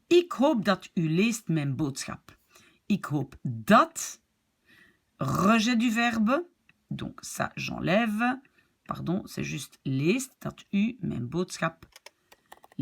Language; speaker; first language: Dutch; non-native, fluent; French